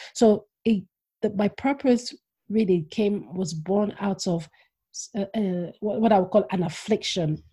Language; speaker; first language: English; non-native, local second language; Yoruba